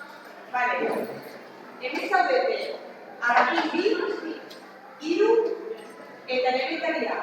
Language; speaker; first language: Basque; non-native, local second language; Spanish